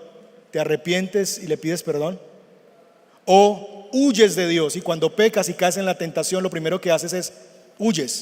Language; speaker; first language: Spanish; native; Spanish